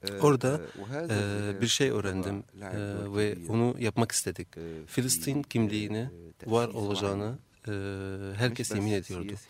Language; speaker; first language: Turkish; non-native, fluent; Arabic